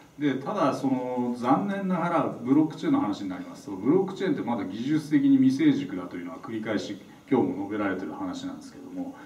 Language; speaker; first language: Japanese; native; Japanese